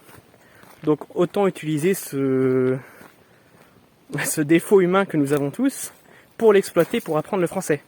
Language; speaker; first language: French; native; French